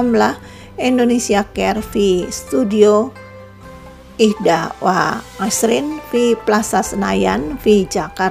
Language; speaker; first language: Arabic; non-native, fluent; Indonesian